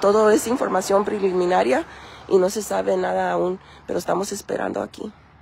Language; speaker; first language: Spanish; early bilingual, heritage; Spanish